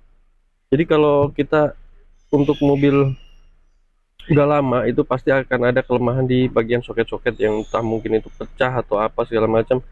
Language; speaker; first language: Indonesian; native; Indonesian